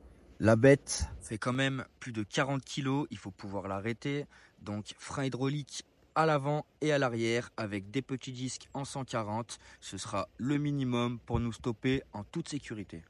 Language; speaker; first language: French; native; French